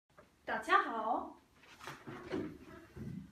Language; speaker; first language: Chinese; non-native, learner; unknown